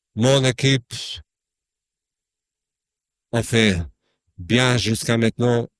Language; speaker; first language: French; non-native, learner; Croatian